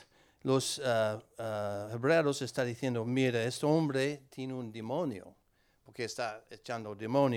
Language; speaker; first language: Spanish; non-native, learner; English